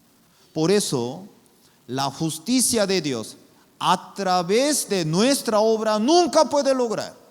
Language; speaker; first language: Spanish; non-native, fluent; Korean